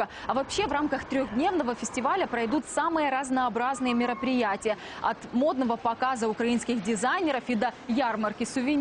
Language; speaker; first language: Ukrainian; non-native, local second language; Russian